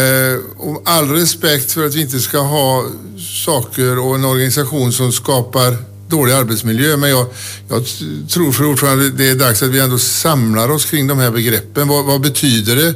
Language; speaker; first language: Swedish; native; Swedish